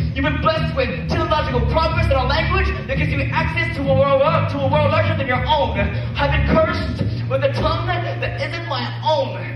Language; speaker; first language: English; native; English